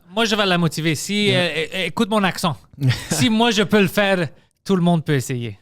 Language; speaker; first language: French; non-native, local second language; Greek